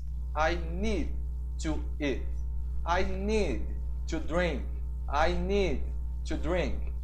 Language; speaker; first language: English; non-native, fluent; Portuguese